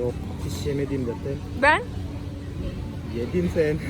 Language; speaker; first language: Turkish; non-native, learner; Indonesian